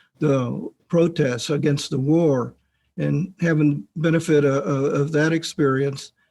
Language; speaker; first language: English; native; English